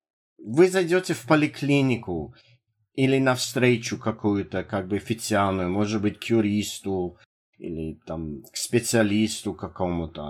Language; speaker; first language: Russian; non-native, fluent; English